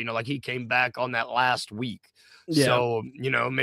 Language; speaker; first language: English; native; English